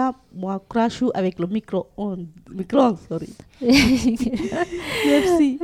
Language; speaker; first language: French; non-native, learner; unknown